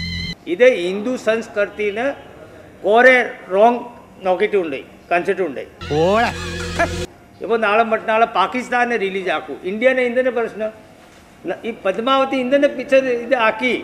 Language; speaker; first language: Malayalam; non-native, learner; Hindi